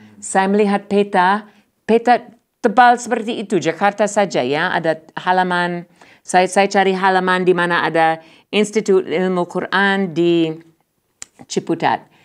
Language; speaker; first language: Indonesian; non-native, learner; English